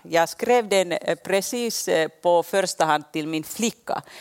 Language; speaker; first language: Swedish; non-native, local second language; Finnish